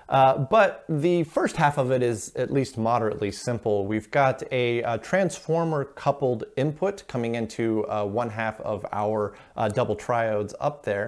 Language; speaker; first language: English; native; English